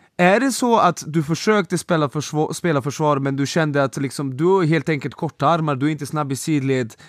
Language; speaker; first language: Swedish; non-native, fluent; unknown